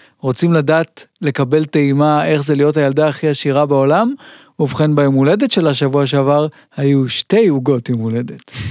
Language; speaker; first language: Hebrew; native; Hebrew